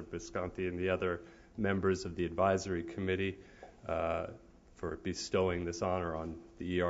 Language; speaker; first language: English; native; English